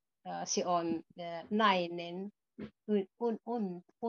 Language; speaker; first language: Finnish; non-native, learner; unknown